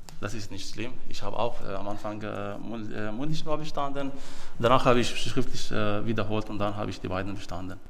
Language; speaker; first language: German; non-native, learner; Arabic